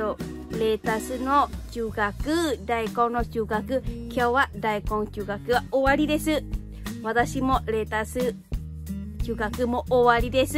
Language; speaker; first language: Japanese; non-native, learner; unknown